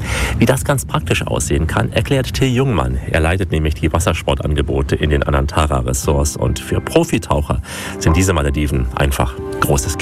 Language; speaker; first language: German; native; German